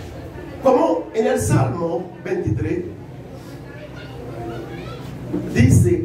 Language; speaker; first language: Spanish; non-native, learner; Haitian Creole